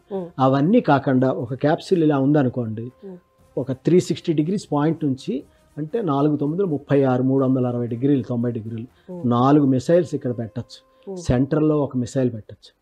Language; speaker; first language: Telugu; native; Telugu